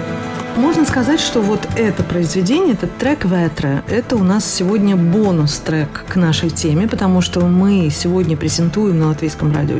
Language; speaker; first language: Russian; native; Russian